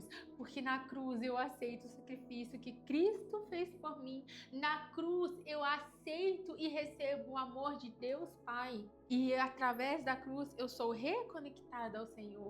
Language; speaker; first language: Portuguese; native; Portuguese